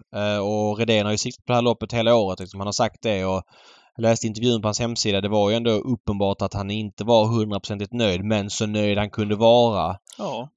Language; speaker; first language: Swedish; native; Swedish